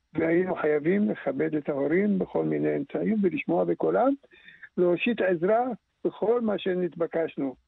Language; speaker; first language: Hebrew; early bilingual, other home language; Arabic